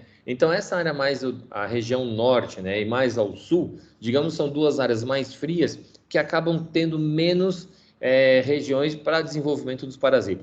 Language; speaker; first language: Portuguese; native; Portuguese